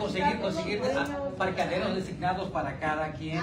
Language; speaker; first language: Spanish; native; Spanish